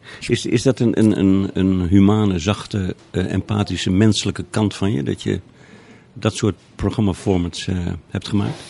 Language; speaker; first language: Dutch; native; Dutch